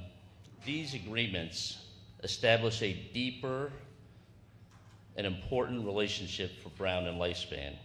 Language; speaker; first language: English; native; English